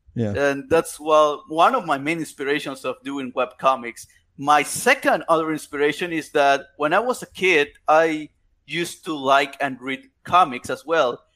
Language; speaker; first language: English; non-native, fluent; Spanish